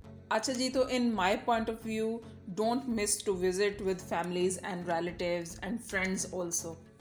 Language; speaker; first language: English; non-native, local second language; Urdu